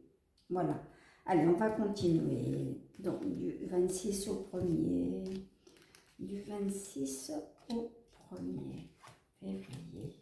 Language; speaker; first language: French; native; French